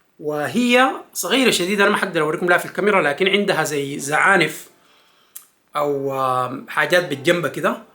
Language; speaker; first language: Arabic; native; Arabic